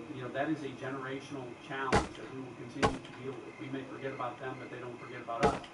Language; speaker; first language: English; native; English